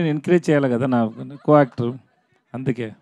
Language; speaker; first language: Telugu; non-native, learner; Tamil